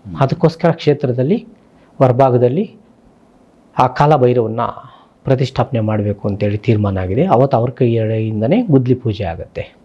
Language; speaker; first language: Kannada; native; Kannada